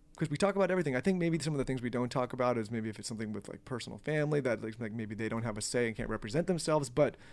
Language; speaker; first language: English; native; English